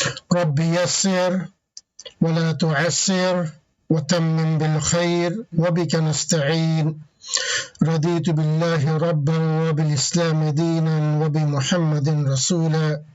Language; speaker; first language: Arabic; non-native, fluent; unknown